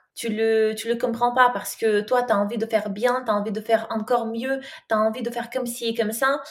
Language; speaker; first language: French; non-native, fluent; Russian